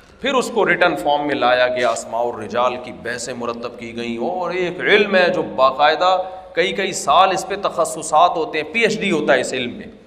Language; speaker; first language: Urdu; native; Urdu